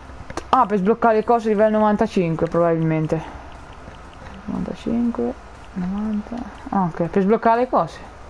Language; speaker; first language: Italian; native; Italian